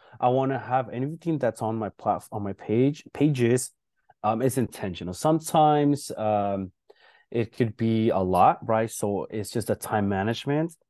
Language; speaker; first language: English; early bilingual, other home language; Spanish